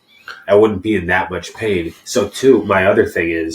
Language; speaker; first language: English; native; English